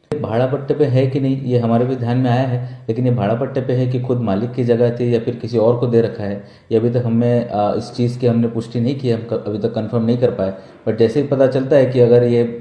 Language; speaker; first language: Hindi; non-native, local second language; Gujarati